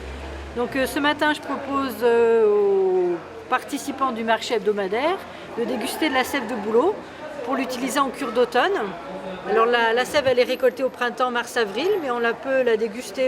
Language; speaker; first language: French; native; French